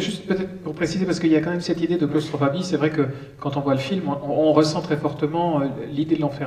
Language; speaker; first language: French; native; French